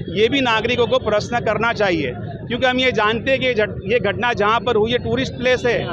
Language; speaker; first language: Hindi; non-native, local second language; Gujarati